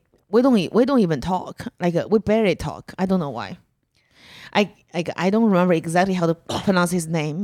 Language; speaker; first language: English; non-native, fluent; Chinese